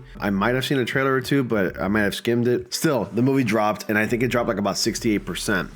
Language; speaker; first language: English; native; English